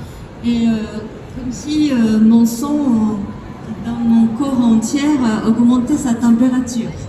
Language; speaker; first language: French; non-native, fluent; Japanese